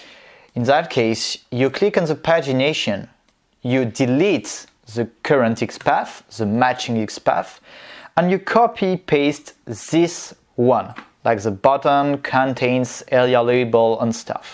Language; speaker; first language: English; non-native, fluent; French